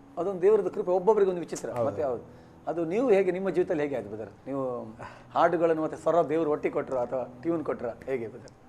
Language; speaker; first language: Kannada; native; Kannada